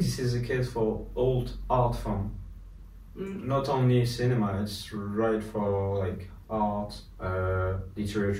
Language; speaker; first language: English; non-native, learner; French